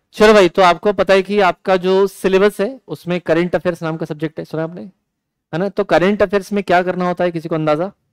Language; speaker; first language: Hindi; native; Hindi